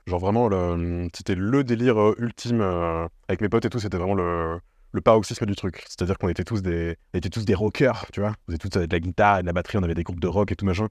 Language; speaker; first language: French; native; French